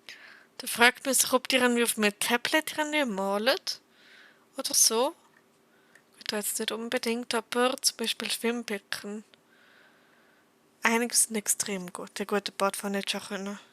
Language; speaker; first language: German; native; German